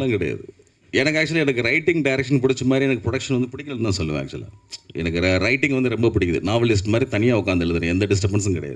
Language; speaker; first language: Tamil; native; Tamil